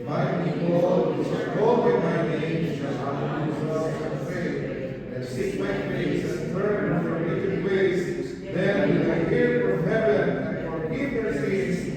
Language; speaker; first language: English; non-native, local second language; Filipino